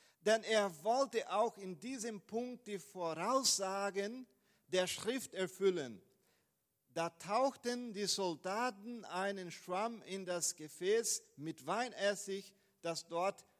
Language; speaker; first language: German; non-native, fluent; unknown